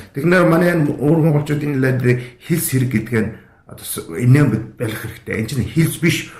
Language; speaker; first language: Mongolian; native; Mongolian